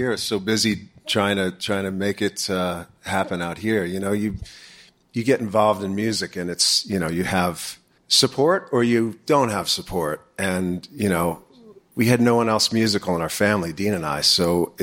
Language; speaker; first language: English; native; English